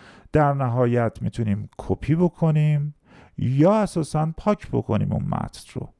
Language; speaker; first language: Persian; native; Persian